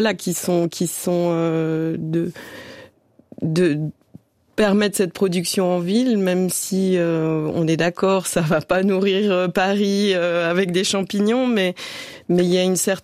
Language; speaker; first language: French; native; French